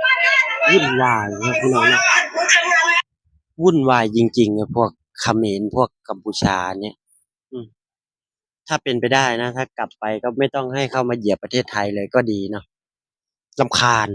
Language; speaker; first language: Thai; non-native, local second language; Northeastern Thai